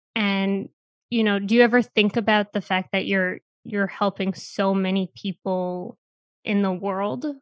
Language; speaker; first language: English; native; English